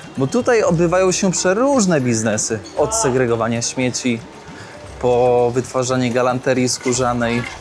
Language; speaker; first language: Polish; native; Polish